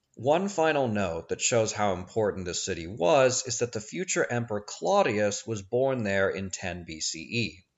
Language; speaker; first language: English; native; English